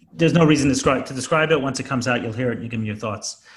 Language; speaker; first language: English; native; English